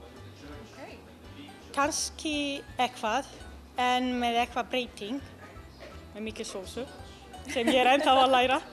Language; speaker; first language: Icelandic; non-native, learner; Italian